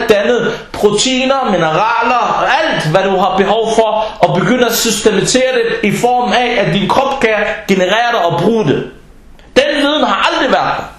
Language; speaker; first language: Danish; non-native, fluent; Arabic